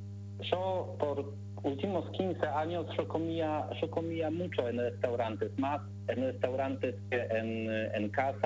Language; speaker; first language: Spanish; non-native, learner; Polish